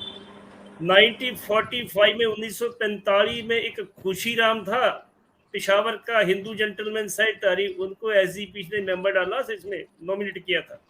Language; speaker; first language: Hindi; non-native, local second language; Punjabi